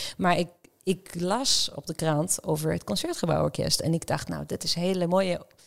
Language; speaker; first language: Dutch; non-native, fluent; Hebrew